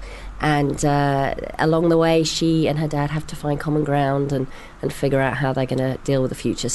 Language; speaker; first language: English; native; English